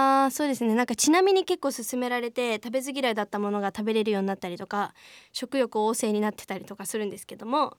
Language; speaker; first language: Japanese; native; Japanese